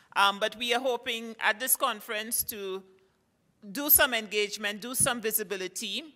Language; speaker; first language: English; native; English